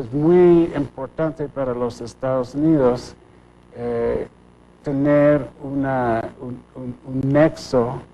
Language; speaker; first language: Spanish; non-native, fluent; English